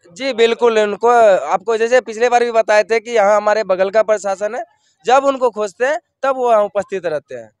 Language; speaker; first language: Hindi; native; Hindi